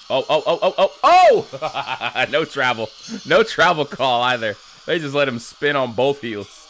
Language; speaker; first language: English; native; English